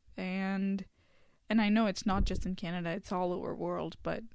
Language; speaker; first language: English; non-native, local second language; Hindi